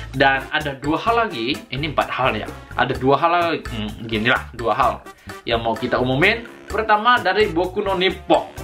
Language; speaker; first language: Indonesian; native; Indonesian